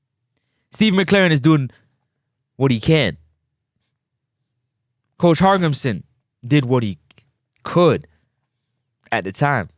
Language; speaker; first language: English; native; English